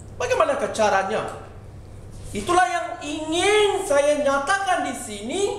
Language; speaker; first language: Malay; non-native, local second language; Tamil